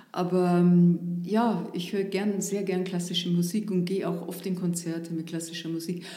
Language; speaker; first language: German; native; German